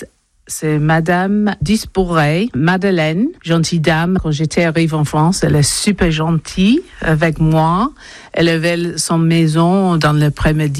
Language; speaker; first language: French; non-native, learner; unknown